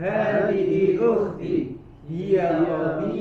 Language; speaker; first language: Arabic; non-native, learner; Indonesian